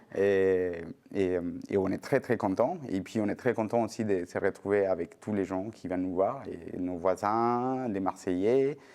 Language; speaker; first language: French; non-native, fluent; Spanish